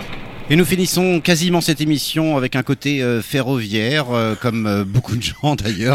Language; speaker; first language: French; native; French